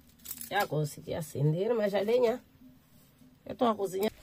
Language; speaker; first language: Portuguese; non-native, local second language; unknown